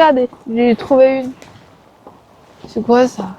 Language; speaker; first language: French; early bilingual, other home language; Chinese